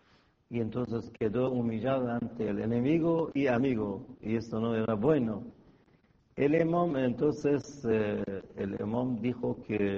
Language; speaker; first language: Spanish; non-native, fluent; Persian